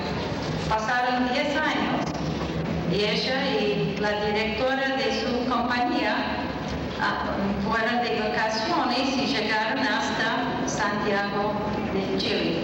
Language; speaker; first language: Spanish; non-native, fluent; English